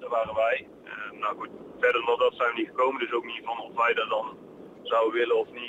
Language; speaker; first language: Dutch; native; Dutch